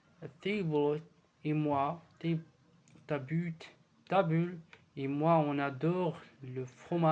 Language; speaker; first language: French; non-native, learner; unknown